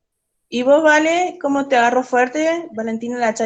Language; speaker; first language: Spanish; native; Spanish